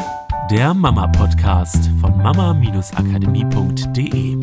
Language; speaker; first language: German; native; German